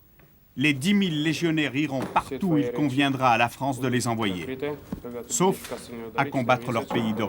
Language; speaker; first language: French; native; French